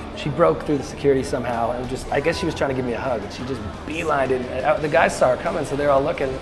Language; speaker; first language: English; native; English